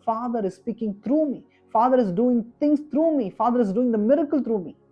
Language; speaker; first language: English; non-native, local second language; Kannada